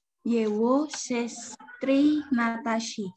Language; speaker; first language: Russian; non-native, learner; Indonesian